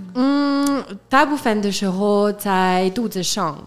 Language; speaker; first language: Chinese; non-native, fluent; French